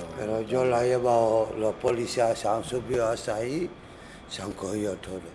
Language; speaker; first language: Spanish; non-native, learner; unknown